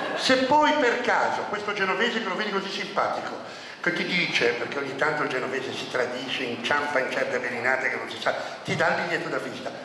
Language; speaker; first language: Italian; native; Italian